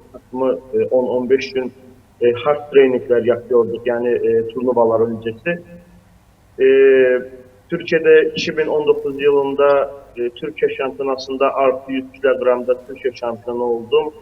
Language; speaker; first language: Turkish; non-native, fluent; Azerbaijani